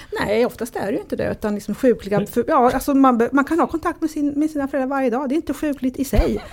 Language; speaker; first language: Swedish; early bilingual, other home language; Italian